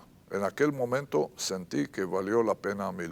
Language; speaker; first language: Spanish; non-native, fluent; Hebrew